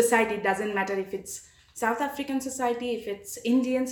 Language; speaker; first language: English; non-native, local second language; Bangla